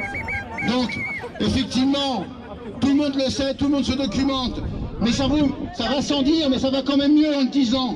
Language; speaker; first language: French; native; French